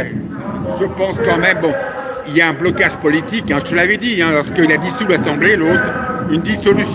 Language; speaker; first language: French; native; French